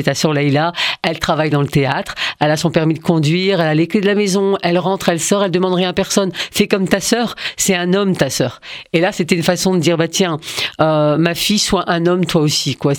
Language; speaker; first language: French; early bilingual, other home language; Arabic